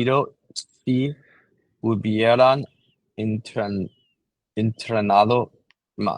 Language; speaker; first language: Spanish; non-native, learner; English